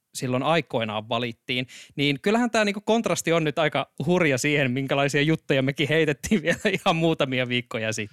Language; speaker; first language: Finnish; native; Finnish